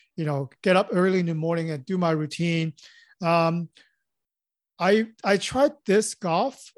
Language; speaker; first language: English; non-native, local second language; Cantonese